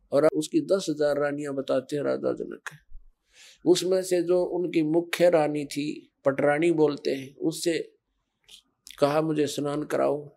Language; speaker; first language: Hindi; native; Hindi